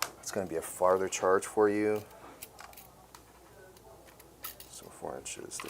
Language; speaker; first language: English; native; English